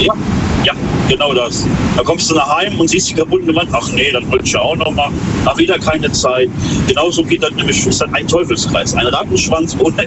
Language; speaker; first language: German; native; German